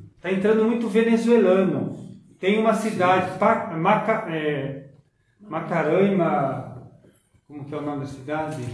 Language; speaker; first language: Portuguese; native; Portuguese